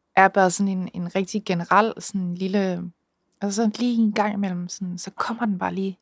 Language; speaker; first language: Danish; native; Danish